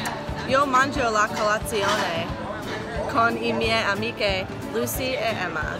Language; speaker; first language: Italian; non-native, learner; English